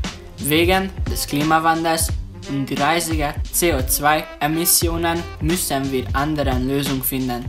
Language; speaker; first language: German; non-native, learner; Hungarian